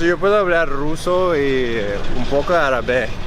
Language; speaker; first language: Spanish; early bilingual, heritage; Spanish